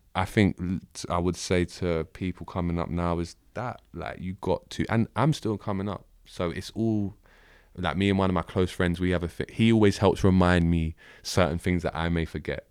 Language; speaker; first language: English; native; English